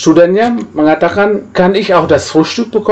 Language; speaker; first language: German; non-native, fluent; Indonesian